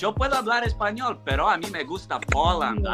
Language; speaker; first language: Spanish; non-native, learner; English